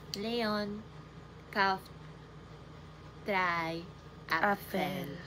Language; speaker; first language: German; non-native, learner; Filipino